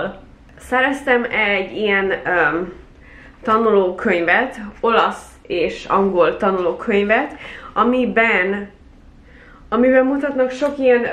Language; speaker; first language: Hungarian; early bilingual, heritage; Hungarian